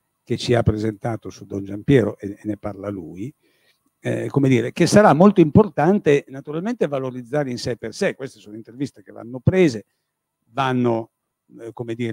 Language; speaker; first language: Italian; native; Italian